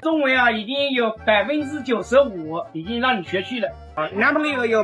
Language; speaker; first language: Chinese; non-native, local second language; Wu Chinese